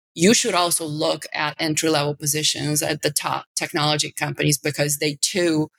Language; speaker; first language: English; non-native, fluent; Bulgarian